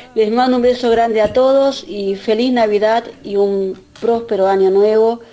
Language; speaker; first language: Spanish; native; Spanish